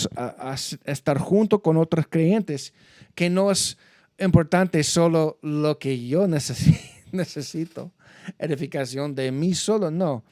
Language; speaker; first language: Spanish; non-native, fluent; English